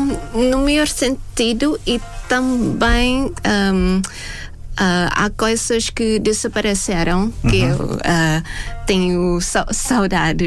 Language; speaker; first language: Portuguese; non-native, fluent; Thai